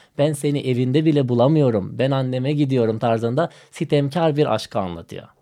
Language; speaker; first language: Turkish; non-native, fluent; Macedonian